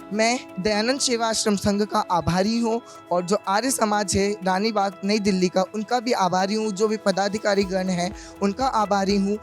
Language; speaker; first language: Hindi; native; Hindi